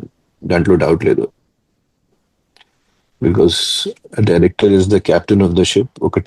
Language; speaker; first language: Telugu; non-native, fluent; Hindi